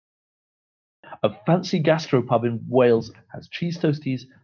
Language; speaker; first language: English; native; English